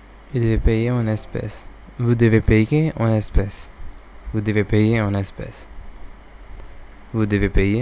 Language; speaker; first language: French; non-native, learner; English